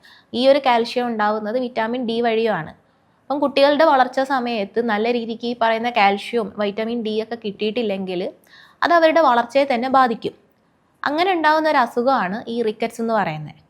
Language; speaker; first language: Malayalam; native; Malayalam